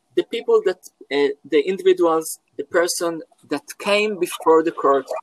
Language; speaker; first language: English; non-native, fluent; Hebrew